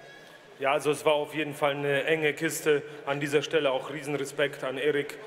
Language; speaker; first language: German; native; German